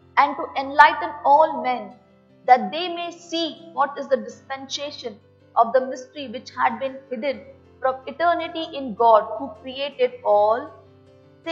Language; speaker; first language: English; non-native, local second language; Tulu